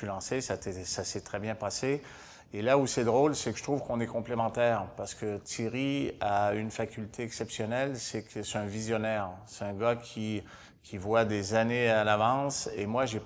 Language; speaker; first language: French; native; French